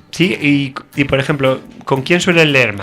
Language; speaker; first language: Spanish; native; Spanish